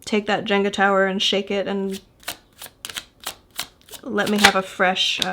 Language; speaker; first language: English; native; English